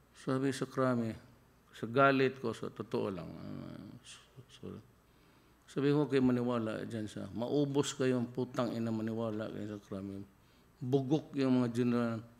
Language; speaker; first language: Filipino; non-native, local second language; Cebuano